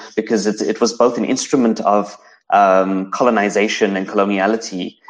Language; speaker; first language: English; native; English